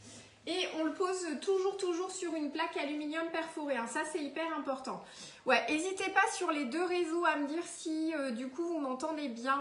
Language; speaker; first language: French; native; French